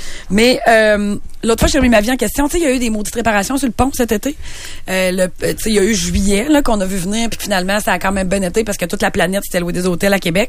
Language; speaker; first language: French; native; French